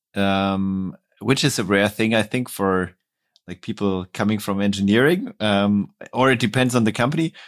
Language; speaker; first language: English; non-native, fluent; German